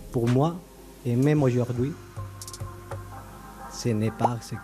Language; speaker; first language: French; native; French